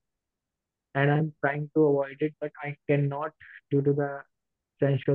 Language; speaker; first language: English; non-native, local second language; Hindi